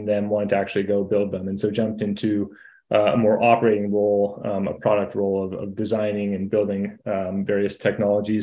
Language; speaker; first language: English; native; English